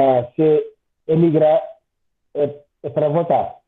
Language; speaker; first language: Portuguese; non-native, learner; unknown